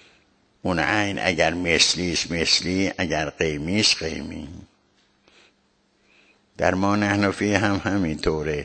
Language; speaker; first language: Persian; native; Persian